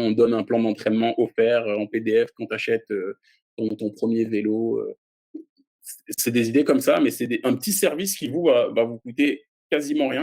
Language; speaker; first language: French; native; French